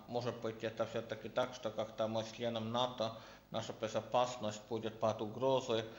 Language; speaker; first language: Russian; non-native, learner; Estonian